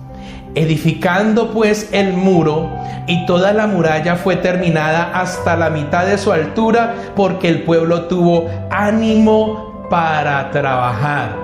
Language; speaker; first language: Spanish; native; Spanish